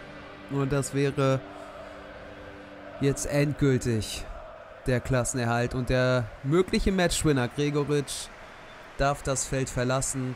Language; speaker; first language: German; native; German